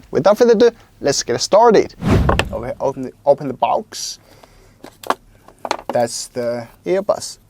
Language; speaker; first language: English; non-native, local second language; Chinese